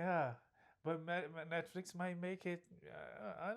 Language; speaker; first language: English; non-native, fluent; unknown